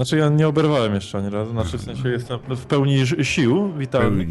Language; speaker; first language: Polish; native; Polish